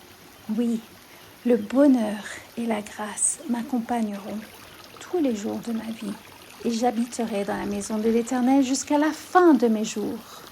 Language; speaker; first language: French; native; French